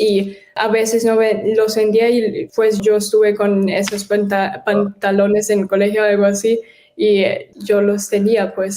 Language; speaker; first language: Spanish; early bilingual, heritage; German